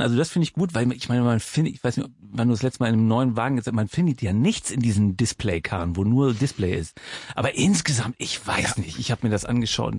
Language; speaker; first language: German; native; German